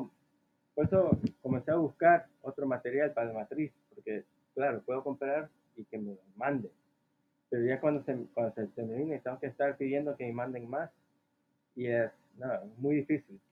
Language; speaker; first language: Spanish; early bilingual, heritage; Spanish